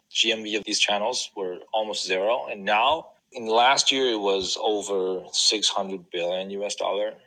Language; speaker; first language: English; non-native, fluent; Chinese